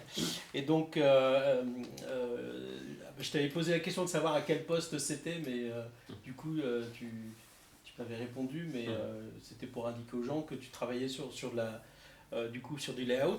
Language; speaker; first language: French; native; French